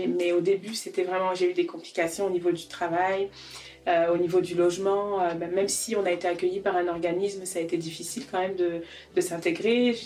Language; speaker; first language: French; native; French